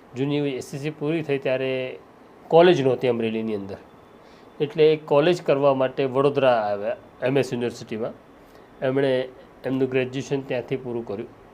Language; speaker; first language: Gujarati; non-native, local second language; Marathi